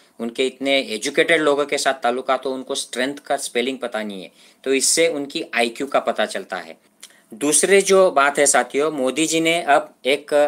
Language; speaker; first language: Hindi; non-native, local second language; Marathi